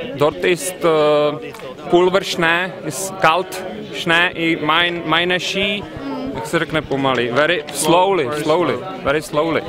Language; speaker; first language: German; non-native, learner; Czech